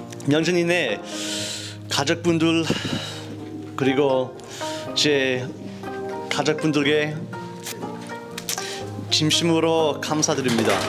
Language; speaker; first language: Korean; non-native, fluent; English